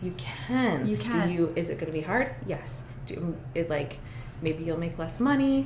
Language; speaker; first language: English; native; English